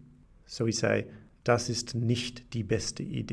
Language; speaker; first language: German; non-native, fluent; English